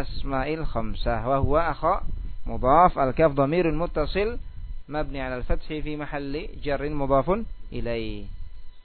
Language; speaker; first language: Arabic; non-native, fluent; Indonesian